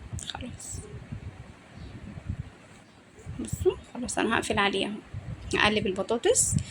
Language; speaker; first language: Arabic; native; Arabic